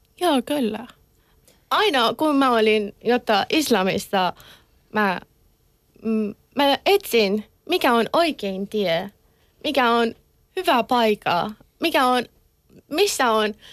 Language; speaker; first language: Finnish; non-native, learner; Persian